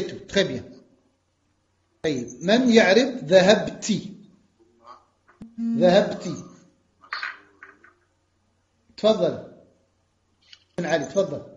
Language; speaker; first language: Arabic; non-native, fluent; French